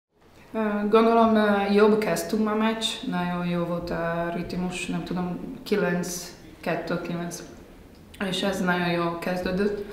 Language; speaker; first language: Hungarian; non-native, learner; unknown